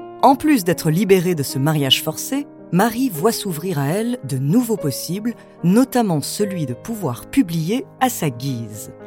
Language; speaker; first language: French; native; French